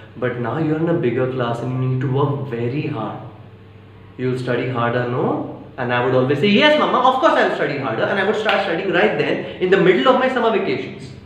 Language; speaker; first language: English; non-native, local second language; Maithili